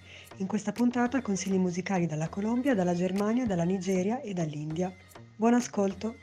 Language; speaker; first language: Italian; native; Italian